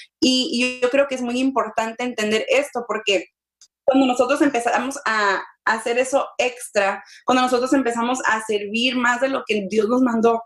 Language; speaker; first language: Spanish; early bilingual, heritage; Spanish